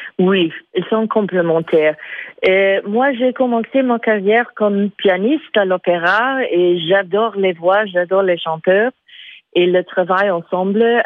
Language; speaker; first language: French; non-native, fluent; English